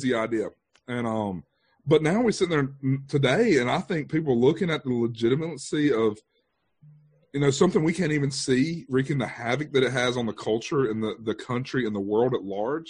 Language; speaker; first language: English; native; English